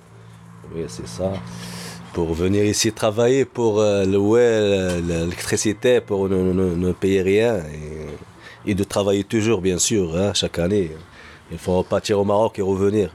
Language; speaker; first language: French; non-native, learner; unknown